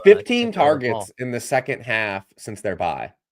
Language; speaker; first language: English; native; English